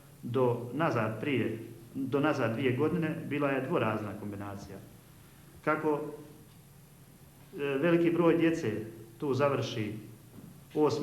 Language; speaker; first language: Bosnian; native; Bosnian